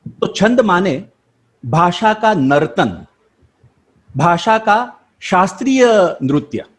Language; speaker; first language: Hindi; non-native, local second language; Gujarati